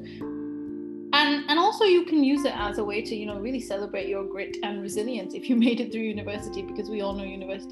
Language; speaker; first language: English; native; English